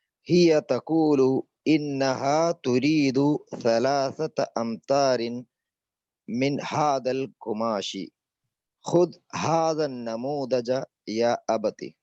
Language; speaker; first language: Arabic; non-native, learner; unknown